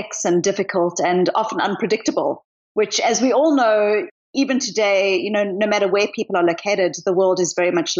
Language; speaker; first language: English; native; English